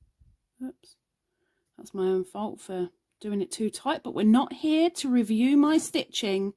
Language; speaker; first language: English; native; English